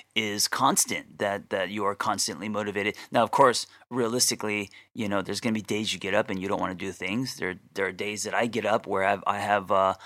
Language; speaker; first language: English; native; English